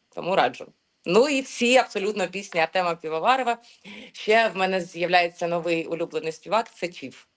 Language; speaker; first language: Ukrainian; non-native, local second language; Russian